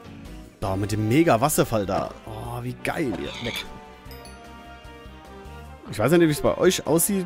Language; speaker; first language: German; native; German